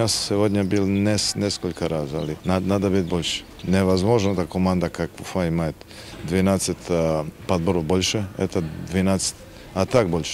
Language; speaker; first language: Russian; non-native, fluent; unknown